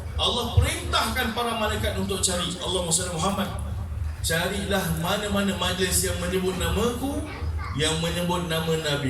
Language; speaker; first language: Malay; native; Malay